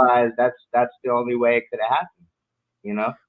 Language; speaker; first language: English; native; English